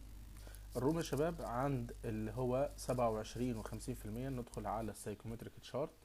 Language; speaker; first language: Arabic; native; Arabic